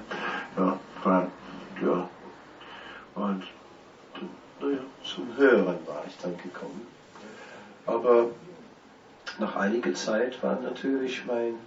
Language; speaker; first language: German; non-native, fluent; Dutch